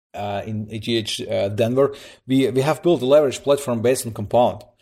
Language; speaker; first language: English; early bilingual, other home language; Russian